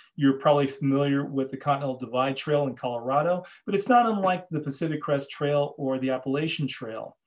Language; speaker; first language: English; native; English